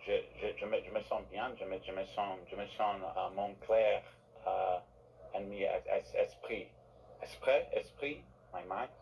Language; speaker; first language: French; non-native, learner; English